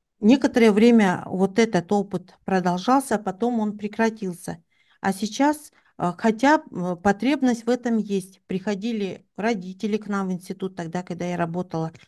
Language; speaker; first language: Russian; non-native, local second language; Tuvinian